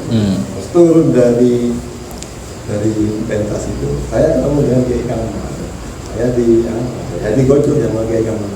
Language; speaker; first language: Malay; non-native, local second language; Javanese